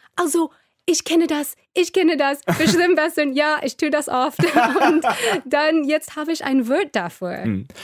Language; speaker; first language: German; non-native, fluent; English